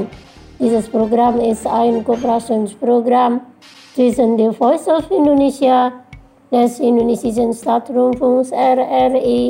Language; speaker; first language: German; non-native, fluent; Indonesian